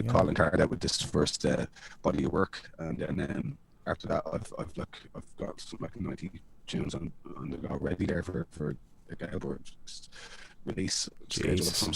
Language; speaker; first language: English; native; English